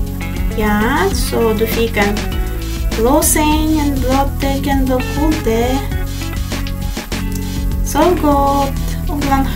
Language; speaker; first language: Swedish; non-native, fluent; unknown